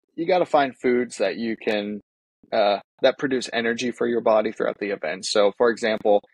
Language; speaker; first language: English; native; English